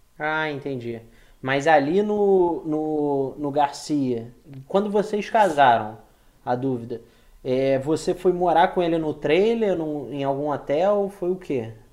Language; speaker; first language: Portuguese; native; Portuguese